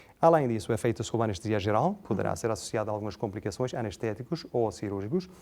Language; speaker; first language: Portuguese; non-native, fluent; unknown